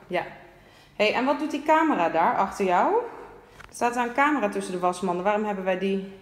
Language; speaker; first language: Dutch; native; Dutch